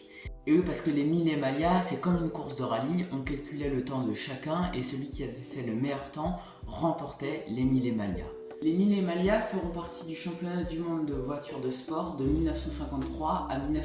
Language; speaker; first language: French; native; French